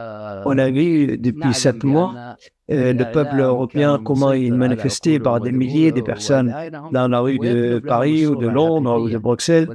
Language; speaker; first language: French; non-native, fluent; Arabic